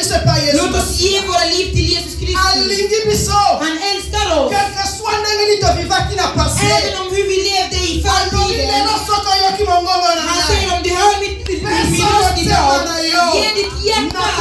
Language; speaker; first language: Swedish; non-native, learner; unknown